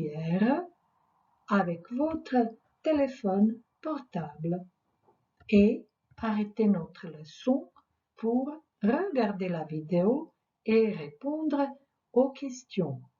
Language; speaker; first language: French; non-native, fluent; Croatian